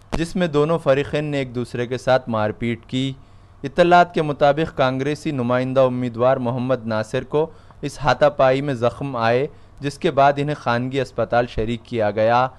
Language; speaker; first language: Urdu; native; Urdu